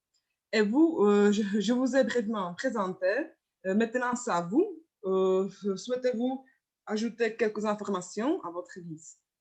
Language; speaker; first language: French; non-native, fluent; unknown